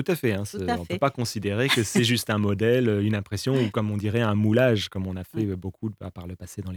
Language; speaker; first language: French; native; French